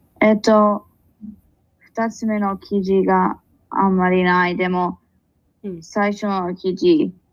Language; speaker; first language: Japanese; non-native, learner; English